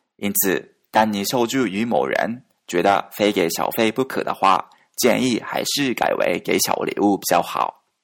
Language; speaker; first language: Chinese; non-native, fluent; Japanese